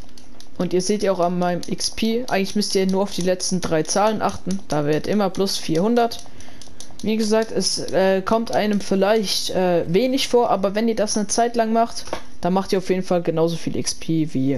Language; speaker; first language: German; native; German